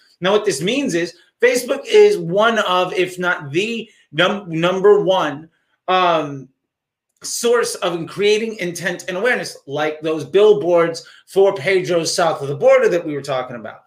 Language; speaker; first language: English; native; English